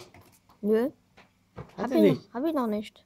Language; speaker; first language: German; early bilingual, other home language; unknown